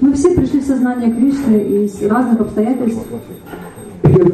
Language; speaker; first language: Russian; native; Russian